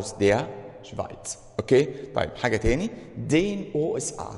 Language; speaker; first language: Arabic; native; Arabic